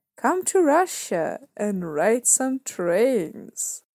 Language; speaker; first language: English; non-native, fluent; Russian